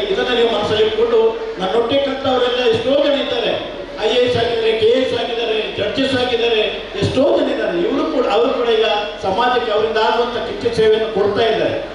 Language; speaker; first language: Kannada; non-native, local second language; Tulu